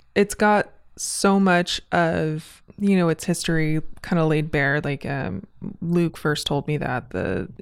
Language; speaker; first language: English; native; English